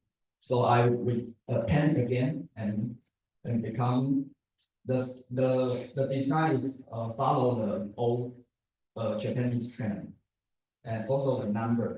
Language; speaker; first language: English; non-native, learner; Chinese